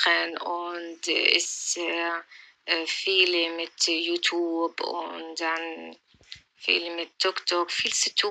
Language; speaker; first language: German; non-native, learner; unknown